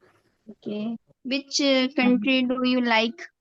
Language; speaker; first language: English; non-native, learner; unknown